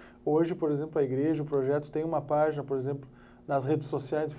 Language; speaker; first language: Portuguese; native; Portuguese